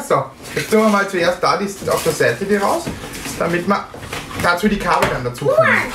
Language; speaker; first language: German; native; German